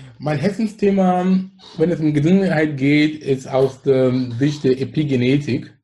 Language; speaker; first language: German; non-native, fluent; English